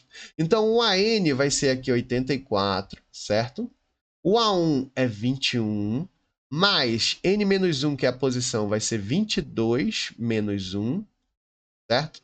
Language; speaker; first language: Portuguese; native; Portuguese